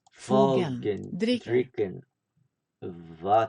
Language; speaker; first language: Swedish; non-native, learner; English